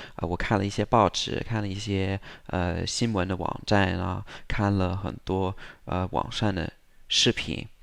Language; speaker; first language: Chinese; non-native, fluent; English